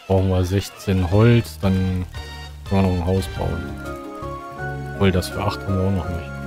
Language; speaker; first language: German; native; German